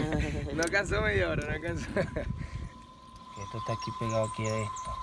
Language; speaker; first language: Spanish; native; Spanish